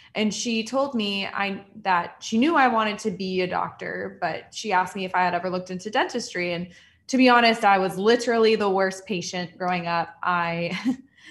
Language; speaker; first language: English; native; English